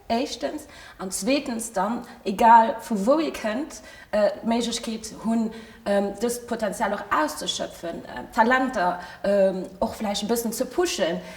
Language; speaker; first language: Luxembourgish; early bilingual, other home language; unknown